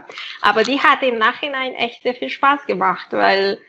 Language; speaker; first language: German; non-native, fluent; Catalan